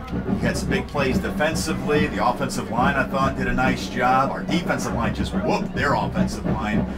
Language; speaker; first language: English; native; English